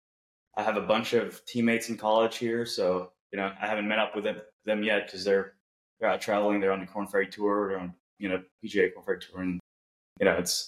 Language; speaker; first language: English; non-native, local second language; Cebuano